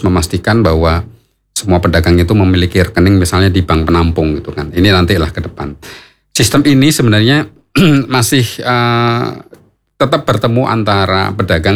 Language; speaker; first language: Indonesian; non-native, local second language; Javanese